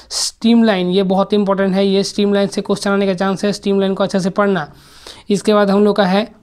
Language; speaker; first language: Hindi; non-native, local second language; Bangla